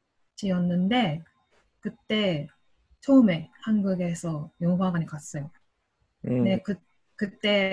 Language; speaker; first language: Korean; non-native, learner; Japanese